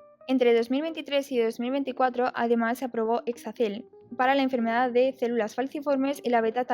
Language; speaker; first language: Spanish; native; Spanish